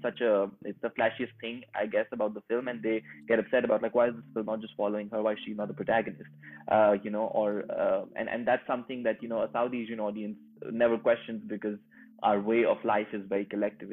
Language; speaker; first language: English; non-native, local second language; Urdu